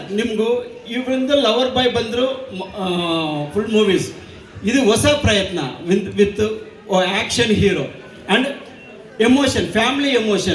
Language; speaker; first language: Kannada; non-native, learner; Telugu